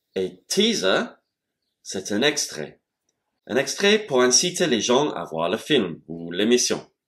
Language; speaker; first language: French; non-native, fluent; English